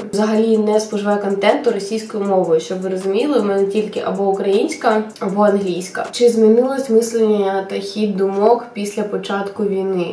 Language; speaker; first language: Ukrainian; non-native, local second language; Russian